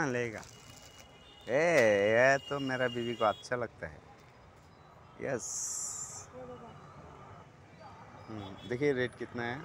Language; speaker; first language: Hindi; non-native, learner; Bangla